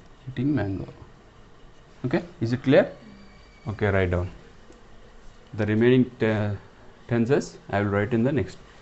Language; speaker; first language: English; non-native, local second language; Telugu